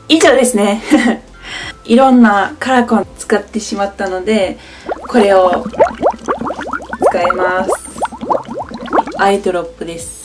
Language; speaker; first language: Japanese; non-native, fluent; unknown